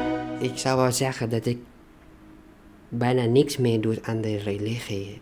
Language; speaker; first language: Dutch; non-native, learner; Thai